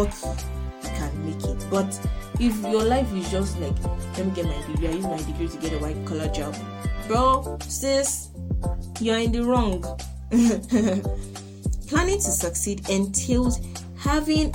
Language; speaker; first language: English; non-native, local second language; Yoruba